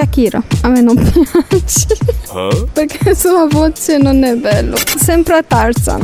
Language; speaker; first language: Italian; early bilingual, other home language; Arabic